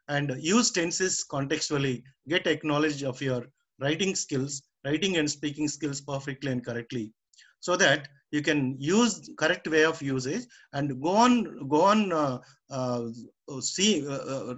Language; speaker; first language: English; non-native, local second language; Telugu